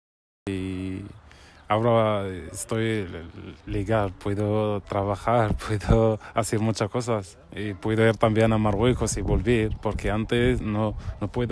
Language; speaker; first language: Spanish; non-native, learner; Arabic